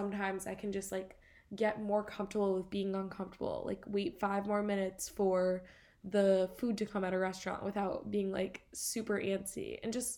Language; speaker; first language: English; native; English